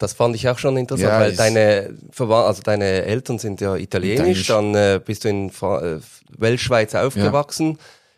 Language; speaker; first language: German; native; German